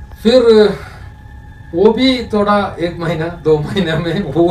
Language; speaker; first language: Hindi; non-native, local second language; Malayalam